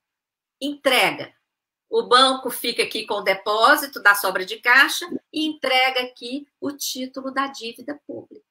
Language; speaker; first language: Portuguese; native; Portuguese